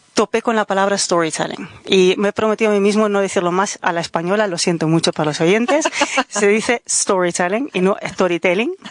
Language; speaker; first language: Spanish; non-native, fluent; Dutch